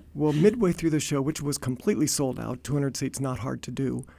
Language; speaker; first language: English; native; English